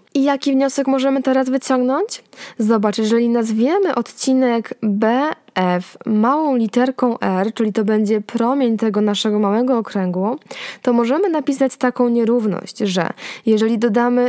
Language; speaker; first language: Polish; native; Polish